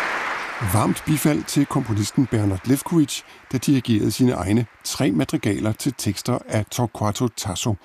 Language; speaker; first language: Danish; native; Danish